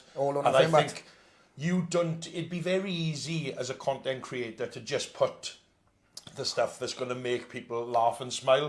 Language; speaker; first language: English; native; English